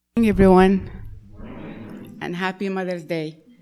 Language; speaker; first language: English; non-native, fluent; Arabic